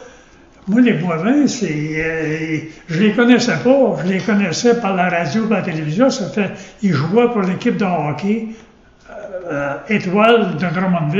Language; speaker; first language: French; native; French